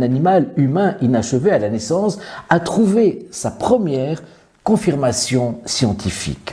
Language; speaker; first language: French; native; French